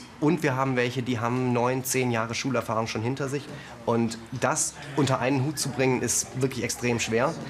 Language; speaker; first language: German; native; German